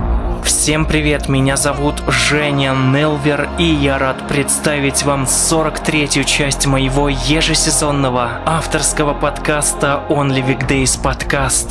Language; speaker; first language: Russian; native; Russian